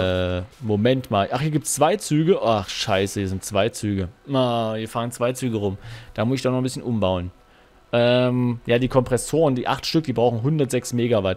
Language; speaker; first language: German; native; German